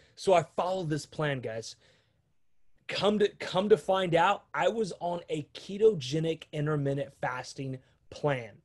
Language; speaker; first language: English; native; English